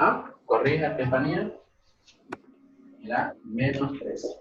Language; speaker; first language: Spanish; native; Spanish